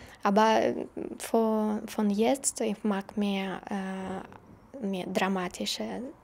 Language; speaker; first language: German; non-native, learner; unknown